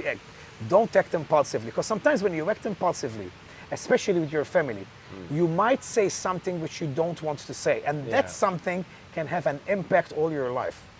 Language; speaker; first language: English; non-native, local second language; Maltese